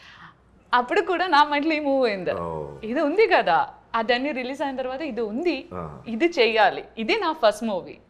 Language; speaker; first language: Telugu; non-native, learner; Malayalam